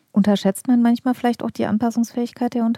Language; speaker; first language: German; native; German